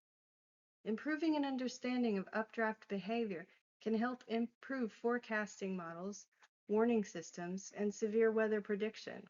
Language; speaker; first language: English; native; English